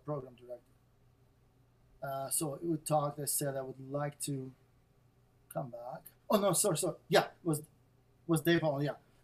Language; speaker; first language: English; non-native, fluent; Russian